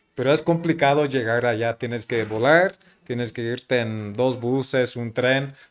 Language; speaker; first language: Spanish; non-native, fluent; English